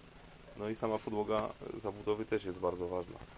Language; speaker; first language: Polish; native; Polish